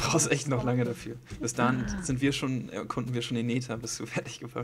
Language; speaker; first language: German; native; German